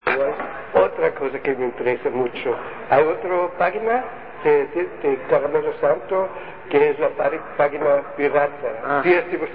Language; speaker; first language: Spanish; non-native, learner; German